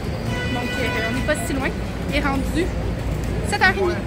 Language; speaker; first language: French; native; French